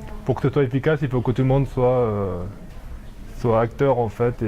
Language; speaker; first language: French; native; French